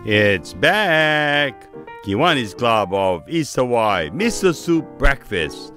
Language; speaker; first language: English; native; English